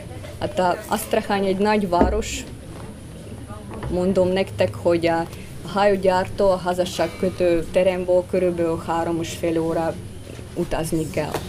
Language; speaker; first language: Hungarian; non-native, fluent; Russian